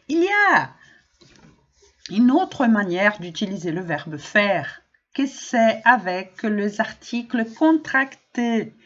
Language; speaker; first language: French; non-native, fluent; Portuguese